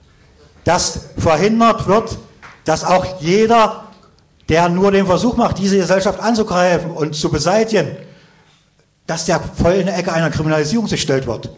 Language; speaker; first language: German; native; German